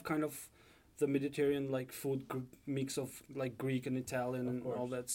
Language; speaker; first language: English; non-native, fluent; Albanian